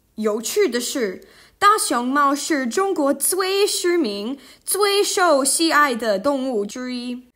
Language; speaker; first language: Chinese; non-native, learner; English